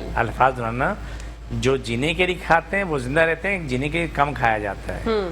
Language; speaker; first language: Urdu; non-native, local second language; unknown